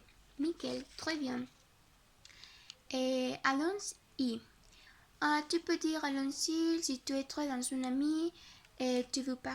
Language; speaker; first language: French; non-native, learner; Spanish